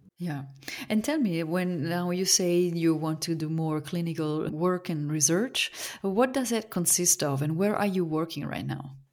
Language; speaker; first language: English; non-native, fluent; Italian